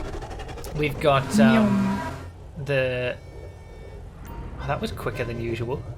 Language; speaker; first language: English; native; English